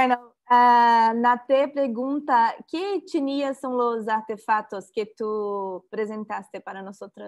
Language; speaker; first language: Spanish; non-native, learner; Portuguese